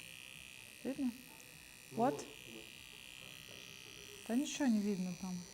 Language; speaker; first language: Russian; non-native, fluent; Estonian